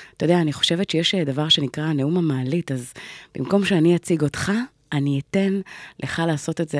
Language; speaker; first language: Hebrew; native; Hebrew